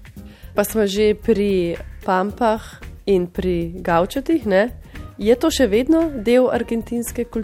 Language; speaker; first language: Slovenian; native; Slovenian